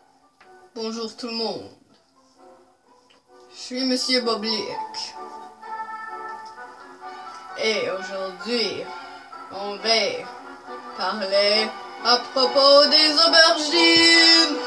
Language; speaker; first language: French; non-native, local second language; English